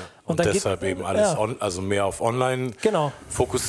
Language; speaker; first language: German; native; German